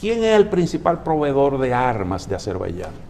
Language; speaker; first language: Spanish; native; Spanish